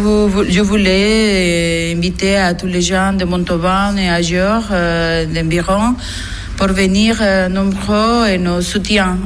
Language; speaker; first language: French; non-native, learner; Spanish